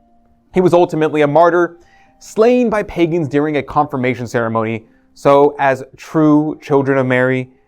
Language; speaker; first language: English; native; English